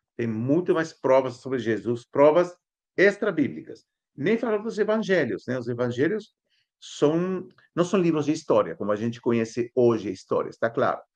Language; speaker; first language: Portuguese; non-native, fluent; Spanish